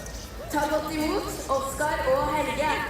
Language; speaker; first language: Norwegian; native; Norwegian